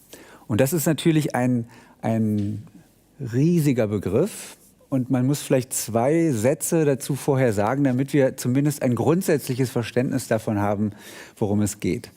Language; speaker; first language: German; native; German